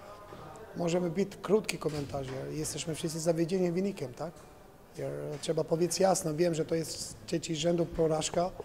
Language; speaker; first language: Polish; non-native, fluent; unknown